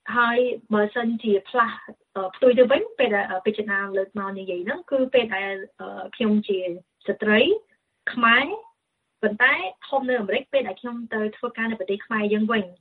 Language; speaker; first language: Khmer; early bilingual, heritage; Khmer